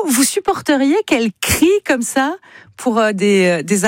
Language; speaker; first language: French; native; French